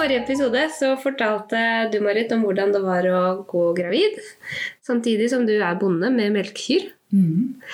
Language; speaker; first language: Norwegian; native; Norwegian